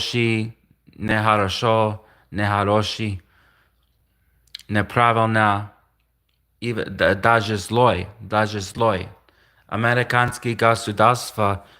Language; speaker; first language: Russian; non-native, learner; English